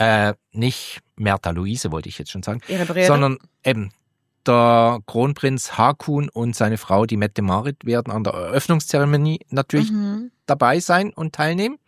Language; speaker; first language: German; native; German